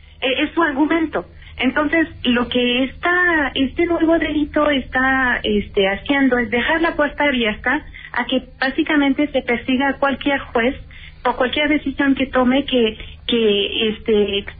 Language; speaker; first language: Spanish; native; Spanish